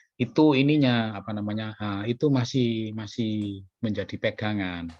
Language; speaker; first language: Indonesian; native; Indonesian